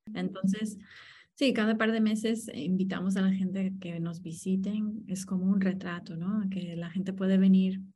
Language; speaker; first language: Spanish; non-native, fluent; English